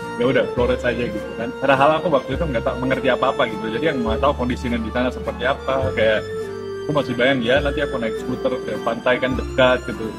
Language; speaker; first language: Indonesian; non-native, fluent; German